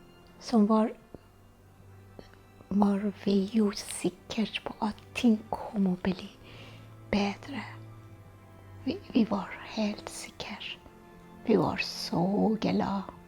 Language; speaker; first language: Norwegian; non-native, fluent; Persian